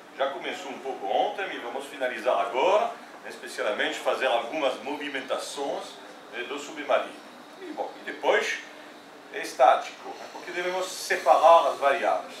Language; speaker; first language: Portuguese; non-native, fluent; French